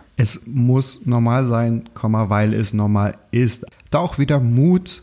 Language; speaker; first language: German; native; German